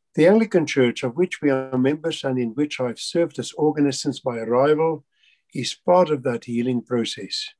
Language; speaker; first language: English; non-native, local second language; Afrikaans